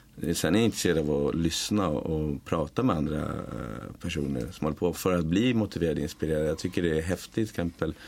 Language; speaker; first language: Swedish; native; Swedish